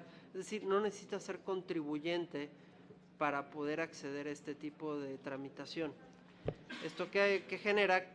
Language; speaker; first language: Spanish; native; Spanish